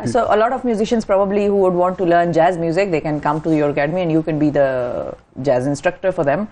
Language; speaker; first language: English; non-native, local second language; Urdu